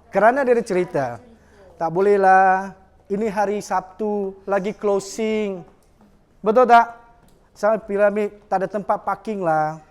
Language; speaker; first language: Malay; non-native, local second language; Chinese